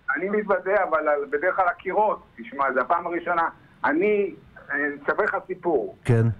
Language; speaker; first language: Hebrew; native; Hebrew